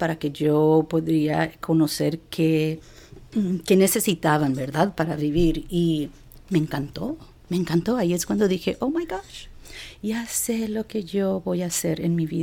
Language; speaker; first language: Spanish; early bilingual, heritage; Spanish